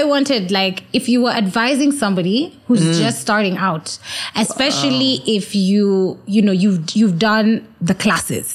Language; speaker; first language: English; non-native, local second language; Swahili